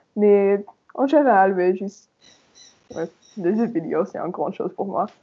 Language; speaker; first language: French; non-native, learner; English